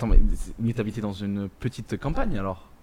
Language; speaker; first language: French; native; French